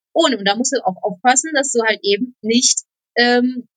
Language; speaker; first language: German; non-native, fluent; Polish